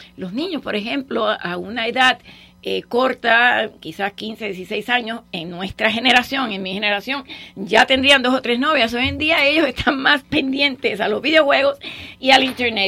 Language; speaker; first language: Spanish; native; Spanish